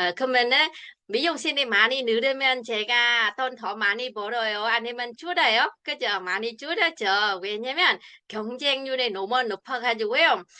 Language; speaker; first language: Korean; non-native, fluent; Vietnamese